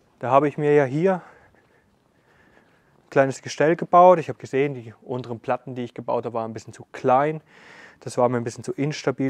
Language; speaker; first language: German; native; German